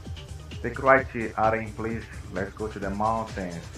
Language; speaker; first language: English; non-native, learner; Portuguese